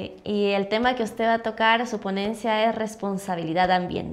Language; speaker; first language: Spanish; native; Spanish